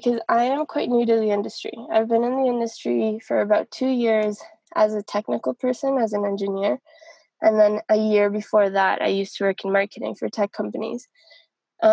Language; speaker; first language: English; native; English